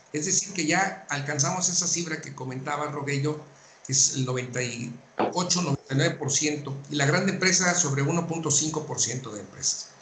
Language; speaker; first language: Spanish; native; Spanish